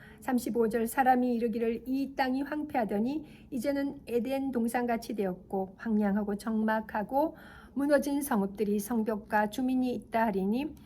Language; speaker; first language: Korean; native; Korean